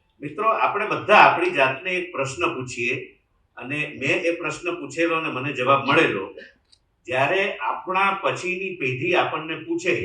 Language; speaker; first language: Gujarati; native; Gujarati